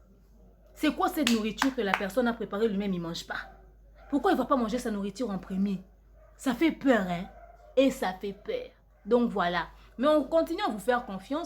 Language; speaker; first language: French; non-native, local second language; Lingala